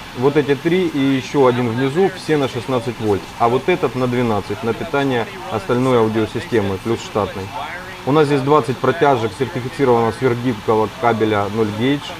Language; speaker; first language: Russian; native; Russian